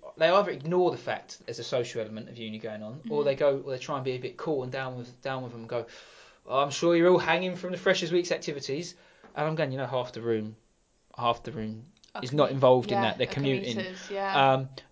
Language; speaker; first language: English; native; English